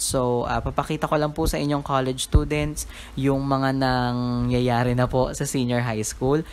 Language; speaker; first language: Filipino; native; Filipino